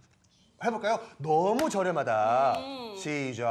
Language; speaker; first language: Korean; native; Korean